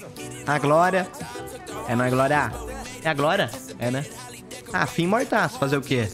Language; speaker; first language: Portuguese; native; Portuguese